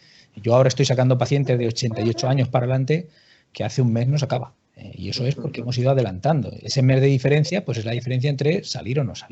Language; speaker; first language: Spanish; native; Spanish